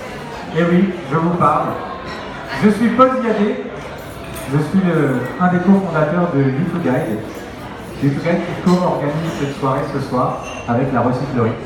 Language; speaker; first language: French; native; French